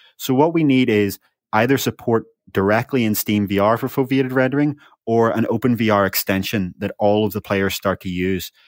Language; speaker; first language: English; native; English